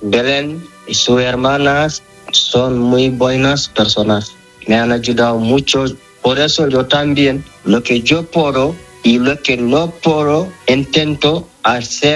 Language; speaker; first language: Spanish; non-native, learner; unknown